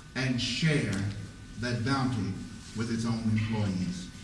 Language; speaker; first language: English; native; English